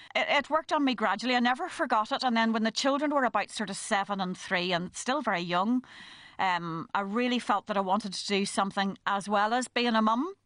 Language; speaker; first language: English; native; English